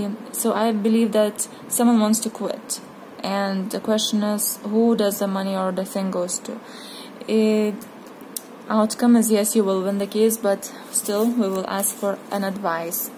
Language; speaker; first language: English; non-native, fluent; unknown